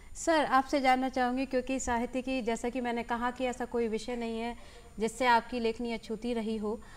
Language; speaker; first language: Hindi; native; Hindi